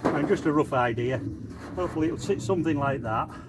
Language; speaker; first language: English; native; English